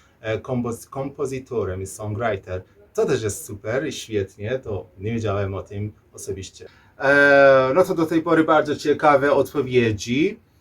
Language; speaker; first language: Polish; non-native, learner; Persian